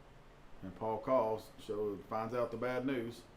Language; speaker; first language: English; native; English